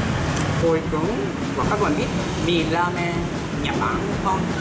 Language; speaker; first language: Vietnamese; non-native, learner; Japanese